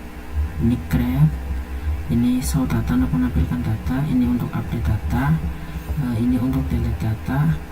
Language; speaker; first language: Indonesian; native; Indonesian